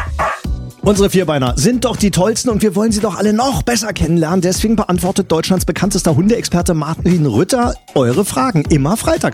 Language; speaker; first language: German; native; German